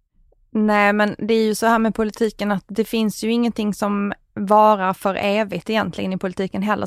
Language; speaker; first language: Swedish; native; Swedish